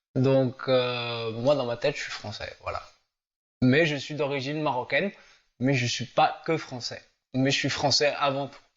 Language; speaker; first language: French; native; French